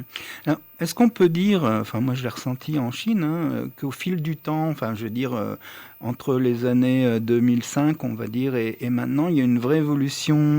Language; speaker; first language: French; native; French